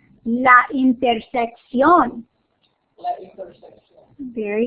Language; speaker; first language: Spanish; non-native, fluent; English